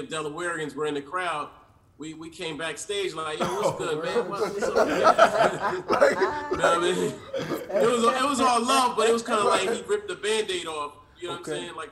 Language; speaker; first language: English; native; English